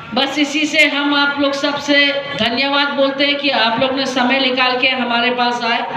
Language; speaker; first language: Hindi; non-native, local second language; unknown